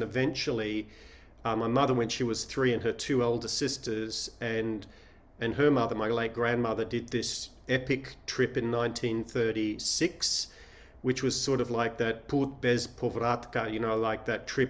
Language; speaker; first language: English; native; English